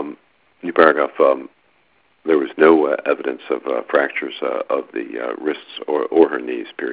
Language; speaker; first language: English; native; English